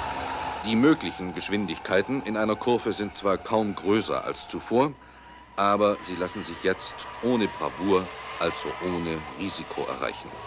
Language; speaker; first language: German; native; German